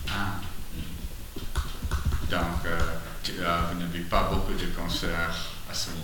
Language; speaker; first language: French; non-native, learner; English